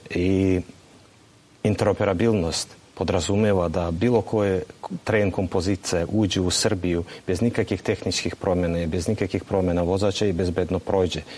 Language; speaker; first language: Serbian; non-native, fluent; Russian